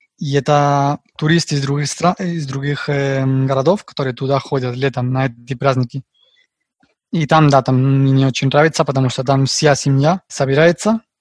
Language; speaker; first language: Russian; non-native, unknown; Spanish